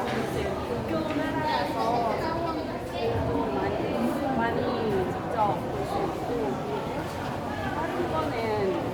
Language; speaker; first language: Korean; non-native, learner; Lao